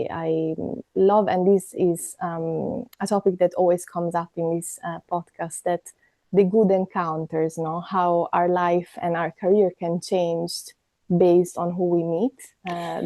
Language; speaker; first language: English; non-native, fluent; Italian